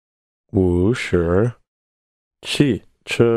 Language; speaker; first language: Chinese; non-native, learner; English